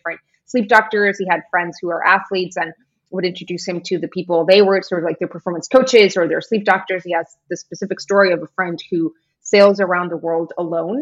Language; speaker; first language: English; non-native, fluent; Spanish